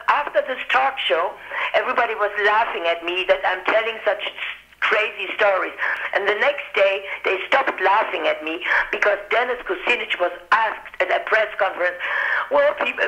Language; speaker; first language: English; non-native, fluent; German